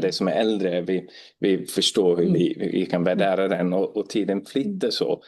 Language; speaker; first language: Swedish; non-native, fluent; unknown